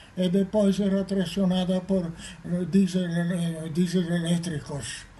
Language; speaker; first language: Portuguese; non-native, fluent; Italian